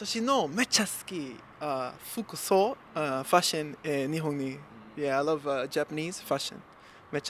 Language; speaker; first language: Japanese; non-native, learner; English